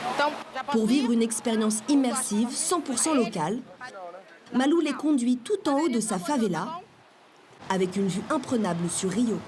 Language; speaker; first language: French; native; French